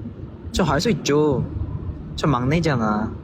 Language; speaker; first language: Korean; non-native, learner; Filipino